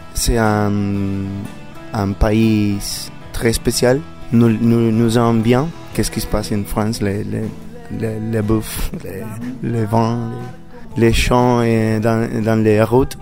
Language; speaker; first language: French; non-native, learner; Spanish